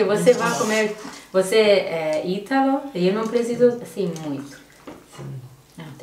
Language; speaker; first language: Portuguese; non-native, learner; Croatian